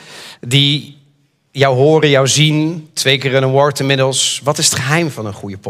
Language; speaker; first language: Dutch; native; Dutch